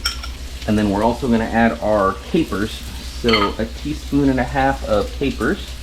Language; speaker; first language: English; native; English